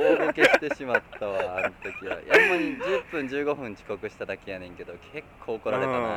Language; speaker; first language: Japanese; native; Japanese